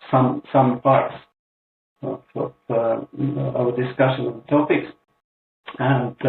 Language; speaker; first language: English; non-native, learner; Estonian